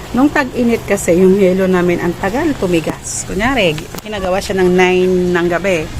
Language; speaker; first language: Filipino; non-native, local second language; Cebuano